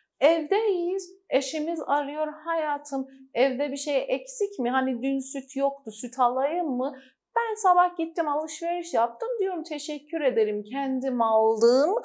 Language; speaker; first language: Turkish; non-native, fluent; Persian